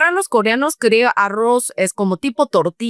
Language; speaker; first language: Spanish; non-native, fluent; Korean